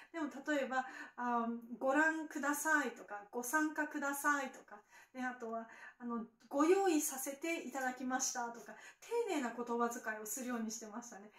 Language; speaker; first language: Japanese; native; Japanese